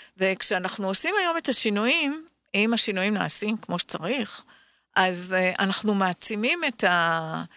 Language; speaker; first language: Hebrew; native; Hebrew